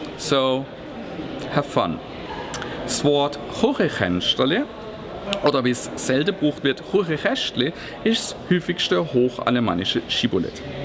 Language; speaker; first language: German; native; German